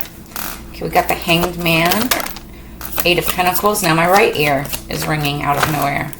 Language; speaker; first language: English; native; English